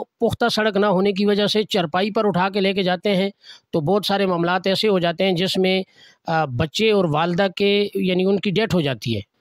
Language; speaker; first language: Urdu; non-native, local second language; Northern Hindko